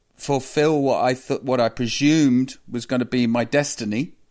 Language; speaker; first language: English; native; English